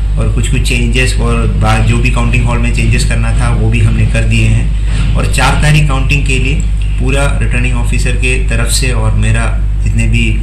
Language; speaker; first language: Hindi; non-native, local second language; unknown